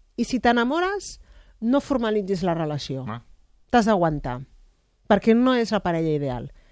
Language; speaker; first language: Catalan; native; Catalan